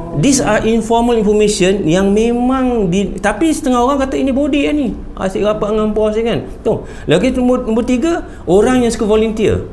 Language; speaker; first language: Malay; native; Malay